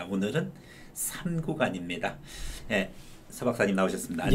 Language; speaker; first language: Korean; native; Korean